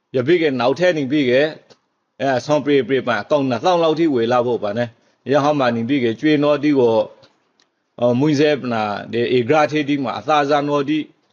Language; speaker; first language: Burmese; native; Burmese